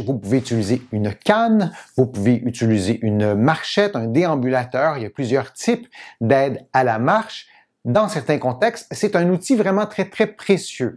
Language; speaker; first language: French; native; French